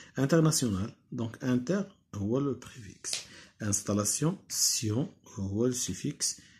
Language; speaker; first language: French; non-native, local second language; Arabic